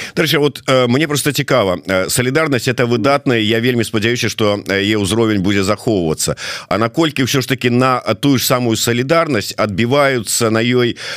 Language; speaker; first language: Belarusian; native; Belarusian